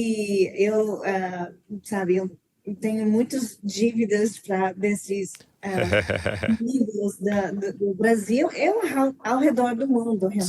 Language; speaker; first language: Portuguese; non-native, learner; English